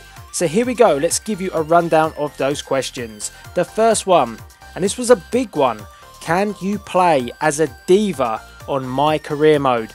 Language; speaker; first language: English; native; English